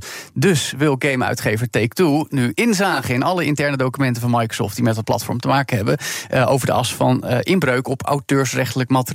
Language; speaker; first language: Dutch; native; Dutch